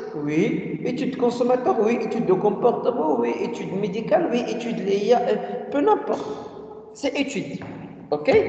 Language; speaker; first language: French; non-native, local second language; Arabic